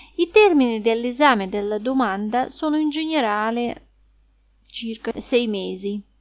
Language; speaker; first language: Italian; non-native, fluent; Russian